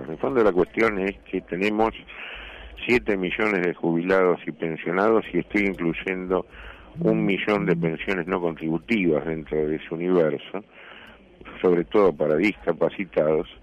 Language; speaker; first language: Spanish; native; Spanish